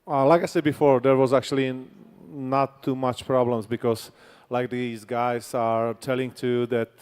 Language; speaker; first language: English; non-native, fluent; Czech